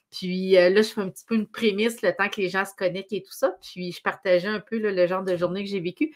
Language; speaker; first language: French; native; French